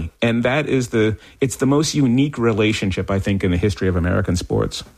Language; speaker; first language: English; native; English